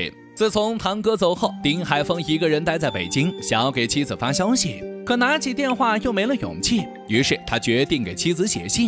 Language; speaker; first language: Chinese; native; Chinese